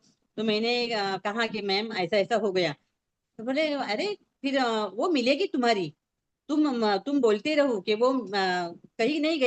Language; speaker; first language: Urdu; non-native, local second language; Marathi